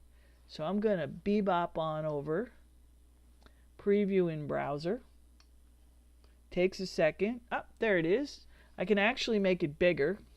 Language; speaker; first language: English; native; English